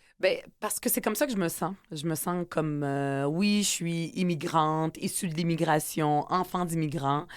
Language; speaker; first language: French; early bilingual, other home language; Arabic